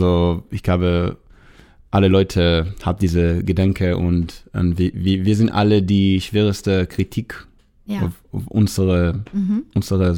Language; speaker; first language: German; non-native, learner; Hebrew